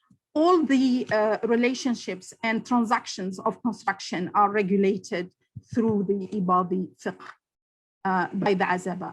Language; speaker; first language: English; non-native, local second language; Arabic